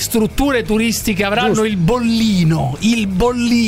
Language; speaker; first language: Italian; native; Italian